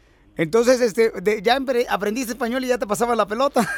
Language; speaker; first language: Spanish; native; Spanish